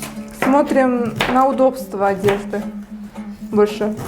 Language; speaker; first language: Russian; non-native, fluent; Uzbek